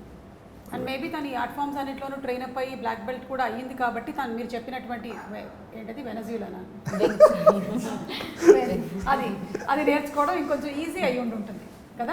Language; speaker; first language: Telugu; native; Telugu